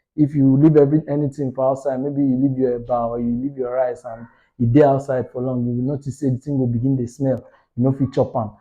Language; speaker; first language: Nigerian Pidgin; non-native, local second language; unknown